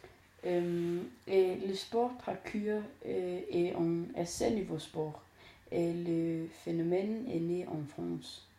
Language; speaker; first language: French; non-native, learner; Danish